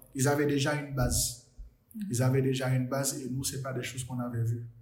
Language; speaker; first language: French; non-native, local second language; Haitian Creole